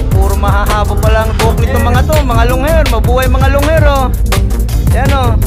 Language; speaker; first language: Filipino; non-native, local second language; Iloko